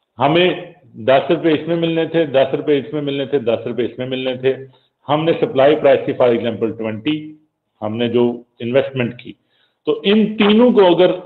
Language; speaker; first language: Urdu; native; Urdu